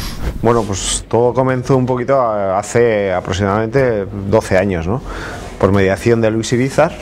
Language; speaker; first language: Spanish; native; Spanish